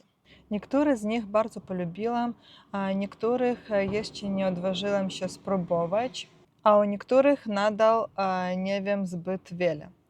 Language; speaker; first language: Polish; non-native, learner; Ukrainian